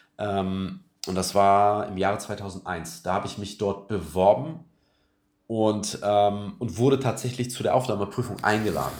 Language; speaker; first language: German; early bilingual, other home language; Turkish